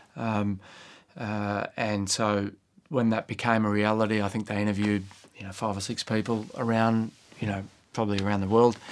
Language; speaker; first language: English; native; English